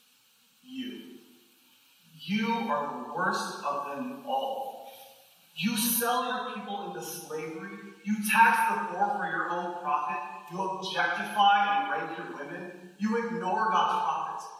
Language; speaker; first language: English; native; English